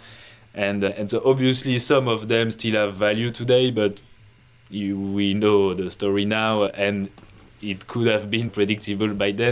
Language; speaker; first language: English; non-native, fluent; French